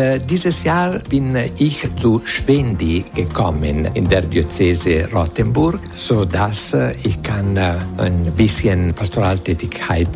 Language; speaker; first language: German; non-native, learner; Italian